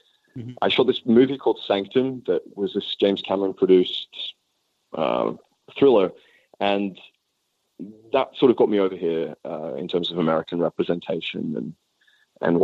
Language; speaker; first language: English; native; English